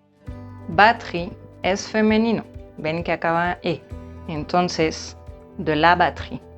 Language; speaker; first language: Spanish; non-native, fluent; French